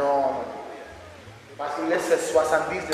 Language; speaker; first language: French; non-native, learner; Spanish